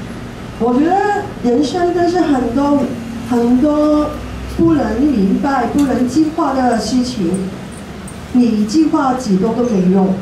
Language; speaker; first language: Chinese; non-native, local second language; Cantonese